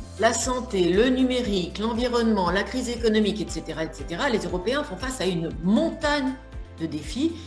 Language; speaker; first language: French; native; French